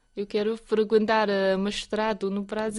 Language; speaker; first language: Portuguese; non-native, fluent; Chinese